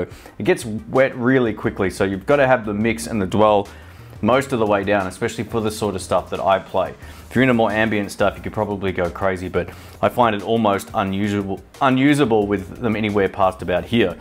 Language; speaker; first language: English; native; English